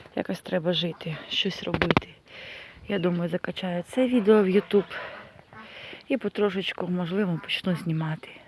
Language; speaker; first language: Ukrainian; non-native, local second language; Russian